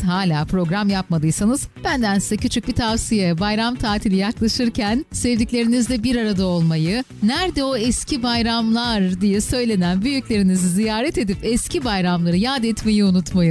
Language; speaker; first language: Turkish; native; Turkish